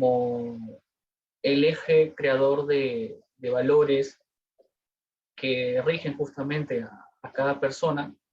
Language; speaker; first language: Spanish; native; Spanish